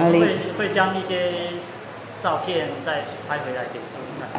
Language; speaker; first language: Chinese; native; Chinese